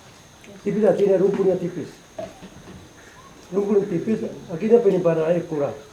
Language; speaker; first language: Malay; non-native, local second language; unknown